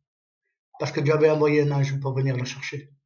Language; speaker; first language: French; native; French